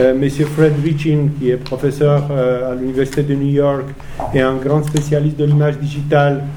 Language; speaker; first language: French; native; French